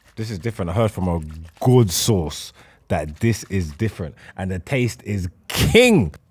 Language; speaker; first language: English; native; English